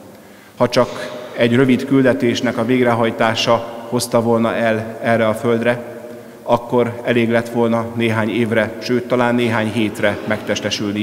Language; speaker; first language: Hungarian; native; Hungarian